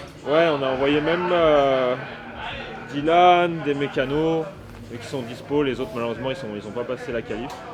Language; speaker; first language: French; native; French